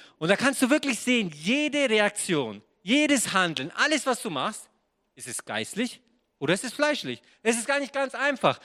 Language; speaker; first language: German; non-native, fluent; Serbian